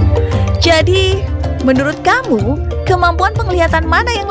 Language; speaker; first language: Indonesian; native; Indonesian